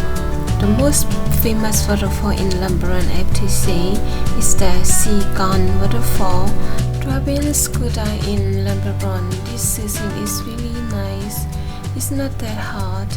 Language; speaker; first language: English; non-native, learner; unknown